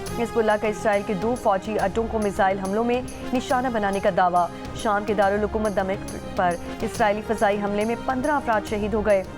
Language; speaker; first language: Urdu; native; Urdu